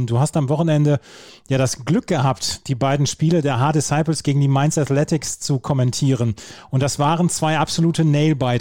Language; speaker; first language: German; native; German